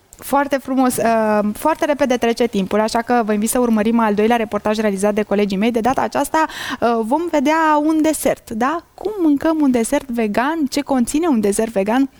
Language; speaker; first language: Romanian; native; Romanian